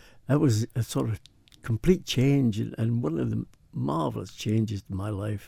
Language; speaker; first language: English; native; English